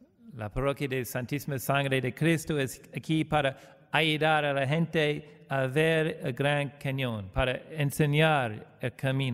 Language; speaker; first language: Spanish; non-native, learner; English